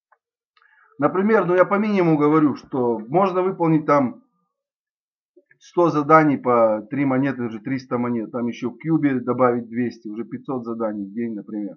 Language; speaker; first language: Russian; native; Russian